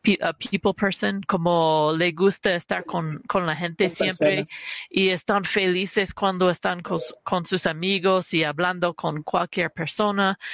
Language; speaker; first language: Spanish; early bilingual, heritage; Spanish